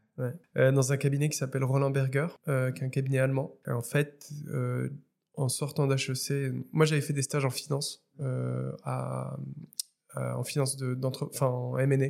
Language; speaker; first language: French; non-native, local second language; Arabic